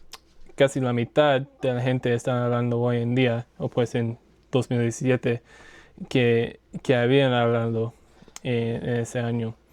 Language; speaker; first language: Spanish; non-native, learner; English